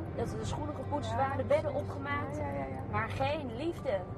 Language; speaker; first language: Dutch; early bilingual, other home language; Korean